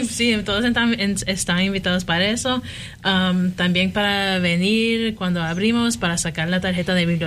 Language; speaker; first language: Spanish; early bilingual, heritage; Spanish